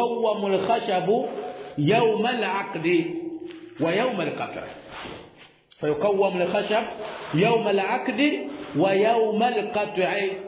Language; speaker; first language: Arabic; non-native, fluent; Swahili